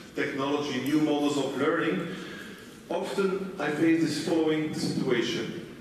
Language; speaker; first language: English; non-native, fluent; Dutch